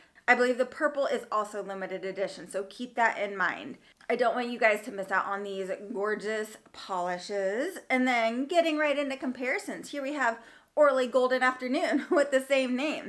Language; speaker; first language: English; native; English